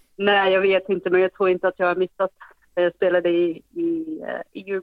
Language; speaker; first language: Swedish; non-native, fluent; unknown